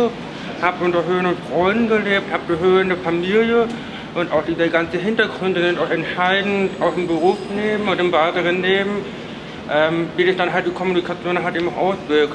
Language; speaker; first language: German; native; German